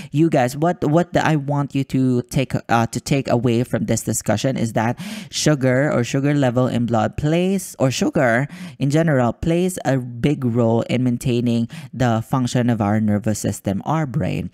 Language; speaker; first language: English; non-native, local second language; Filipino